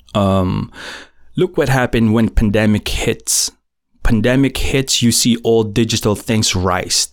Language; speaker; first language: English; non-native, local second language; Filipino